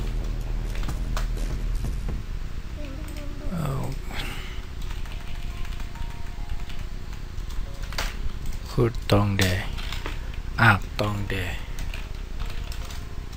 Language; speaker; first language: Swedish; non-native, learner; Vietnamese